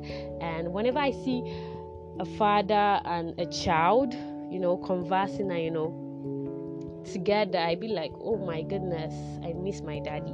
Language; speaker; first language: English; non-native, local second language; Yoruba